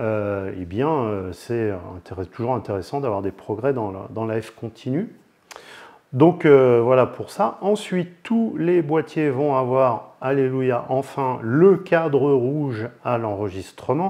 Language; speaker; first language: French; native; French